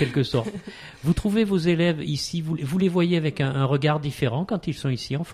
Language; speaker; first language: French; native; French